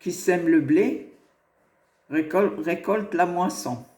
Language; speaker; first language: French; non-native, local second language; Arabic